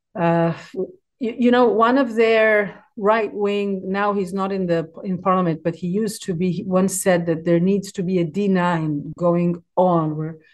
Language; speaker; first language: English; non-native, fluent; Hebrew